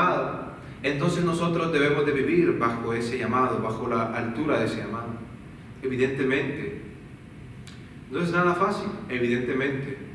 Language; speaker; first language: Spanish; native; Spanish